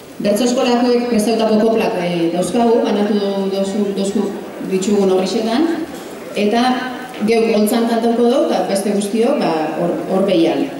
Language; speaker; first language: Basque; native; Basque